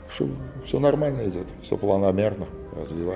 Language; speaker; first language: Russian; native; Russian